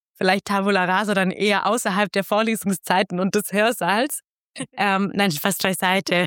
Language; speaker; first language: German; native; German